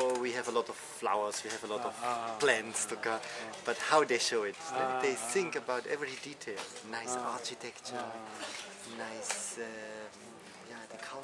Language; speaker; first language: English; non-native, fluent; German